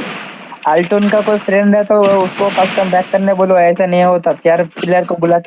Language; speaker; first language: Hindi; non-native, local second language; Bangla